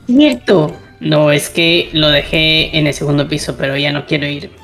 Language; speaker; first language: Spanish; native; Spanish